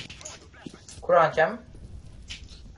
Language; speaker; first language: Norwegian; non-native, learner; Swedish